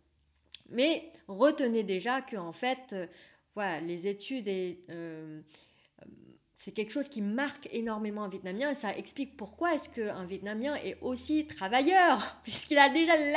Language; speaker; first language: French; non-native, fluent; Vietnamese